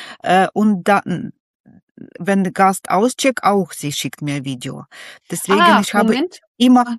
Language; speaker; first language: German; non-native, learner; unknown